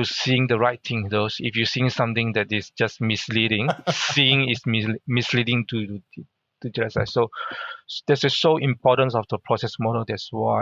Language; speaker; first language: English; non-native, local second language; Hakka Chinese